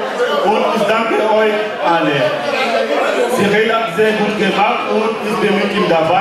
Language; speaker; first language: German; non-native, learner; French